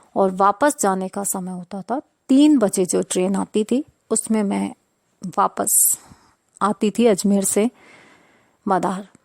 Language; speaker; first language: Hindi; non-native, local second language; Sindhi